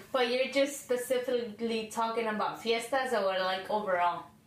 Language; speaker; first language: English; early bilingual, other home language; Spanish